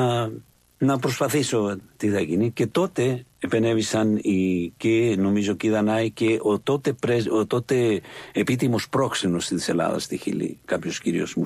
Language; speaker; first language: Greek; non-native, fluent; Spanish